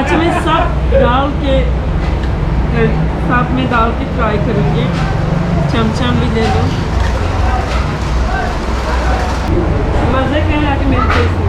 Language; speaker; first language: Hindi; non-native, learner; Turkish